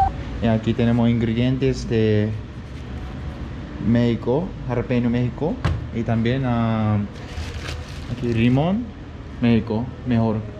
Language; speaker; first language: Spanish; non-native, learner; Japanese